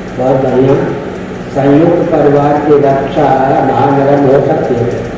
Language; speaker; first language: Hindi; non-native, local second language; Maithili